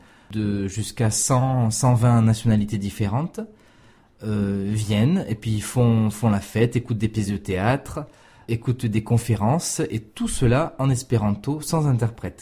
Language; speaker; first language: French; native; French